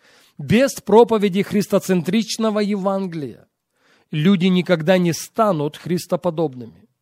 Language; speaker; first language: Russian; native; Russian